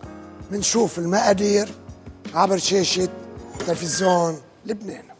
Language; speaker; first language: Arabic; native; Arabic